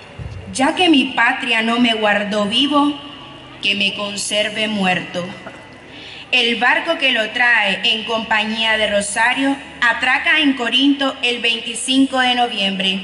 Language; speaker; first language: Spanish; native; Spanish